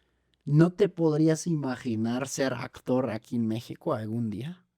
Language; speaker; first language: Spanish; non-native, fluent; German